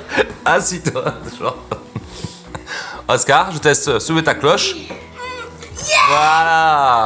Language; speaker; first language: French; native; French